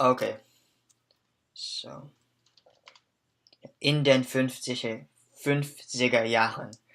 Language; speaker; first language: German; non-native, learner; English